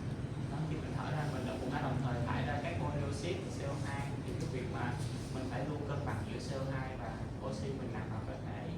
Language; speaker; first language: Vietnamese; native; Vietnamese